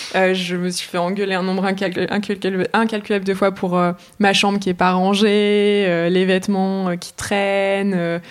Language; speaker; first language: French; native; French